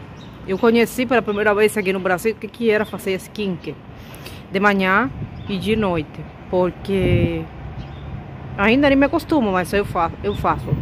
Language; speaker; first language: Portuguese; non-native, fluent; Spanish